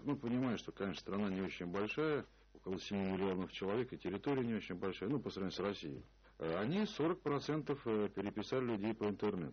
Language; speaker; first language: Russian; native; Russian